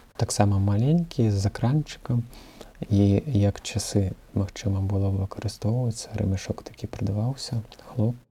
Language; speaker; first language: Belarusian; non-native, local second language; Russian